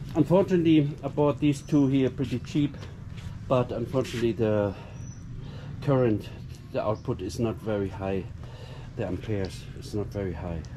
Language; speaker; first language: English; non-native, fluent; German